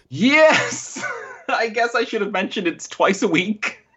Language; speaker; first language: English; native; English